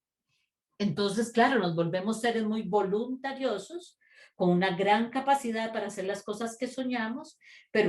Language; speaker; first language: Spanish; native; Spanish